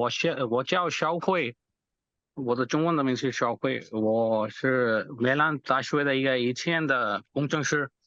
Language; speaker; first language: Chinese; non-native, learner; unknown